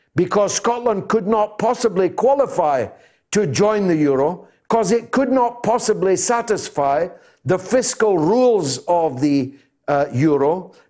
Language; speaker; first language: English; native; English